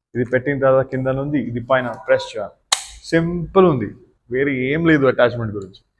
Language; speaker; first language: Telugu; non-native, learner; Gujarati